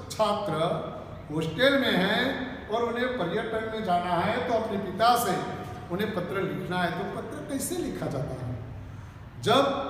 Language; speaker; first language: Hindi; non-native, local second language; Gujarati